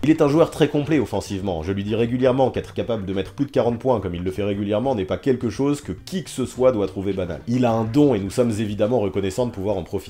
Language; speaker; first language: French; native; French